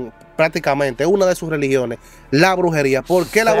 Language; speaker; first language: Spanish; native; Spanish